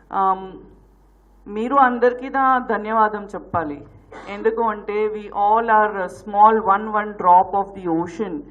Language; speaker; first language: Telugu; non-native, local second language; Gujarati